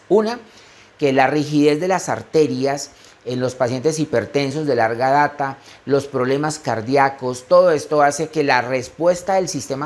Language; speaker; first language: Spanish; native; Spanish